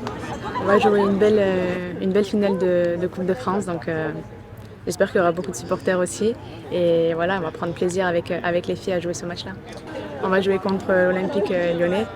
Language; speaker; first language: French; native; French